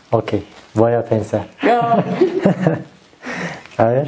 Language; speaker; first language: Spanish; non-native, learner; Turkish